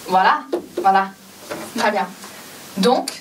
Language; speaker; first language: French; non-native, fluent; Chinese